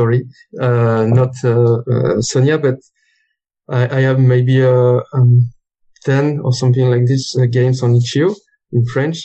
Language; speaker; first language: English; non-native, learner; French